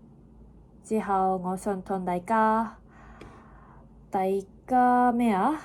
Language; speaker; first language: Cantonese; non-native, learner; Japanese